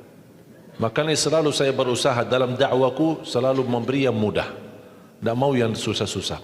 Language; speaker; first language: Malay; non-native, fluent; Arabic